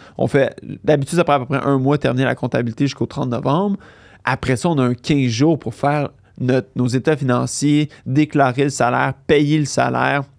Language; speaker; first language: French; native; French